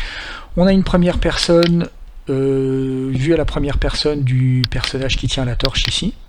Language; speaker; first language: French; native; French